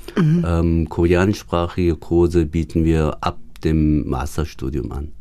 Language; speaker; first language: German; early bilingual, other home language; Korean